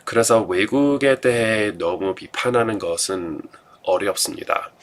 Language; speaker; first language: Korean; non-native, fluent; English